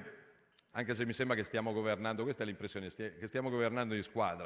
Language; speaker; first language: Italian; native; Italian